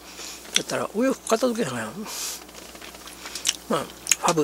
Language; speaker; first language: Japanese; native; Japanese